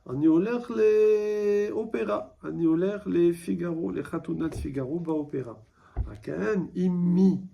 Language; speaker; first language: Hebrew; non-native, fluent; French